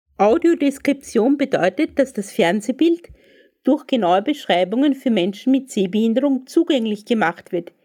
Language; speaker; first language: German; native; German